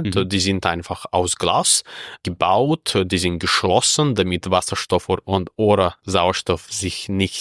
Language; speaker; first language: German; non-native, fluent; Russian